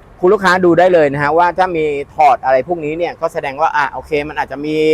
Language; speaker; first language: Thai; native; Thai